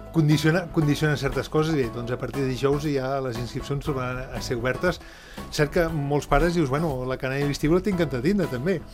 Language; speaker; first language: Catalan; native; Catalan